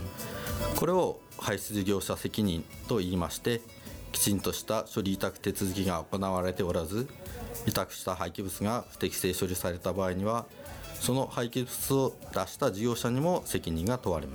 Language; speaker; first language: Japanese; native; Japanese